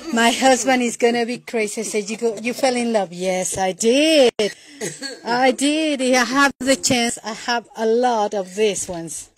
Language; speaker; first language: English; non-native, learner; Spanish